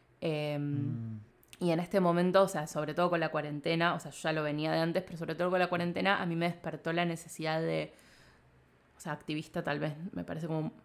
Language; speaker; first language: Spanish; native; Spanish